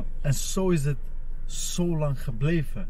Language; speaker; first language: Dutch; non-native, fluent; Armenian